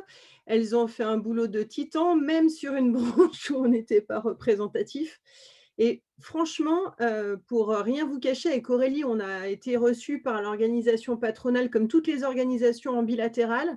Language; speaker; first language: French; native; French